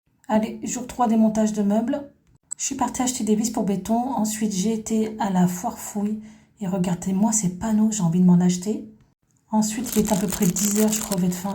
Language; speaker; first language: French; native; French